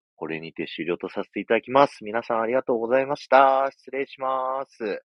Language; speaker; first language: Japanese; native; Japanese